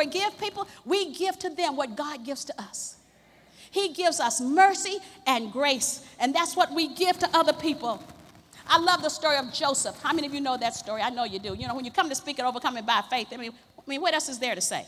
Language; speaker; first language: English; native; English